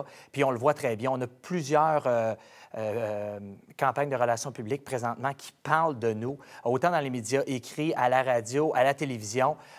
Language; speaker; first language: French; native; French